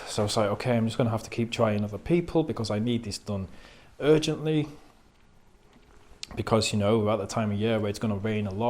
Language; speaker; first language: English; native; English